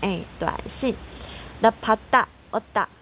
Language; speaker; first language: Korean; non-native, fluent; Chinese